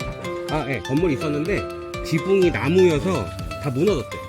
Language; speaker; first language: Korean; native; Korean